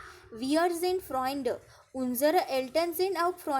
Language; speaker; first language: German; non-native, fluent; Marathi